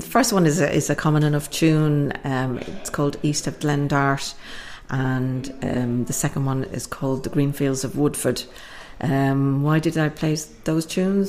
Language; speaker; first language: English; native; English